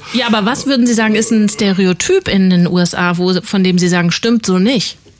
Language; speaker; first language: German; native; German